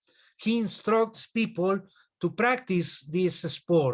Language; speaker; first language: English; non-native, fluent; Spanish